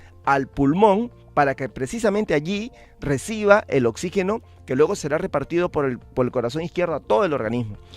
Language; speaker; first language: Spanish; native; Spanish